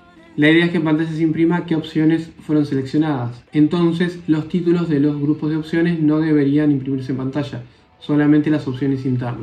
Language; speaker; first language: Spanish; native; Spanish